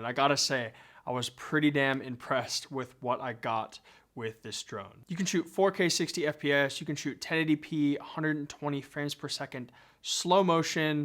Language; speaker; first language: English; native; English